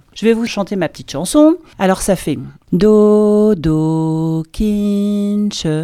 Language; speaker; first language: French; native; French